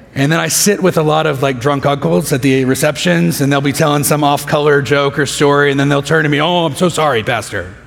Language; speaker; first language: English; native; English